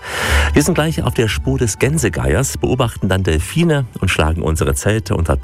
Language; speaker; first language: German; native; German